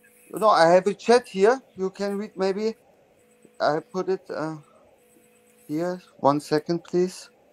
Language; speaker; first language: English; non-native, learner; German